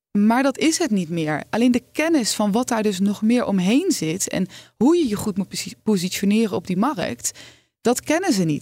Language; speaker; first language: Dutch; native; Dutch